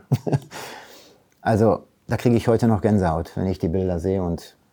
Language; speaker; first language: German; early bilingual, other home language; Polish